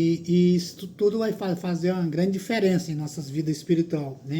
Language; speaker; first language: Portuguese; native; Portuguese